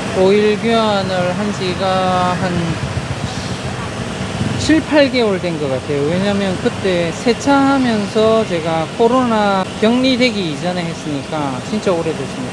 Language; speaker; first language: Korean; native; Korean